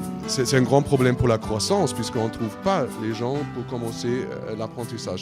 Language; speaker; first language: French; non-native, fluent; German